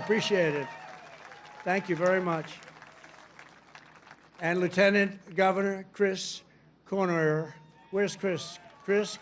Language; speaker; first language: English; native; English